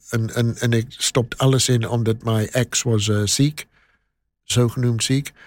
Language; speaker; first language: Dutch; non-native, learner; English